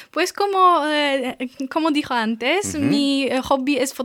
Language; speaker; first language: Spanish; non-native, fluent; Polish